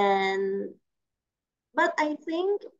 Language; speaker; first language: English; non-native, learner; Thai